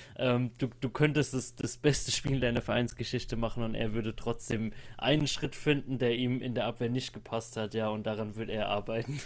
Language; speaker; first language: German; native; German